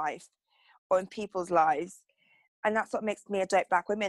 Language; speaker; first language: English; native; English